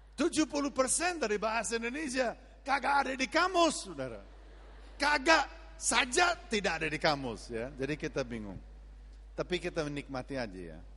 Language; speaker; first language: Indonesian; non-native, fluent; English